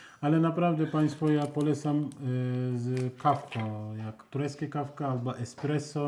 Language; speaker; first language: Polish; non-native, learner; Turkish